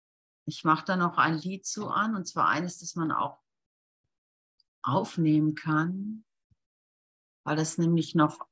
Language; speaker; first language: German; native; German